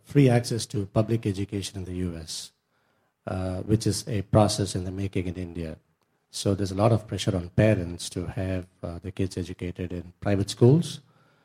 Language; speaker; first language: English; non-native, local second language; Tamil